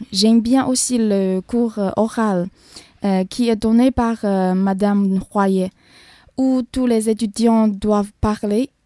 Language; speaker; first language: French; non-native, learner; Chinese